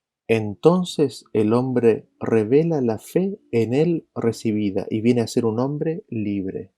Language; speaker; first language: Spanish; native; Spanish